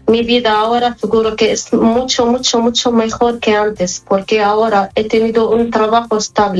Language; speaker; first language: Spanish; non-native, fluent; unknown